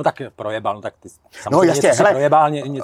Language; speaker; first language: Czech; native; Czech